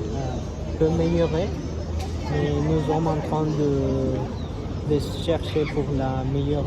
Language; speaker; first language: French; non-native, learner; Spanish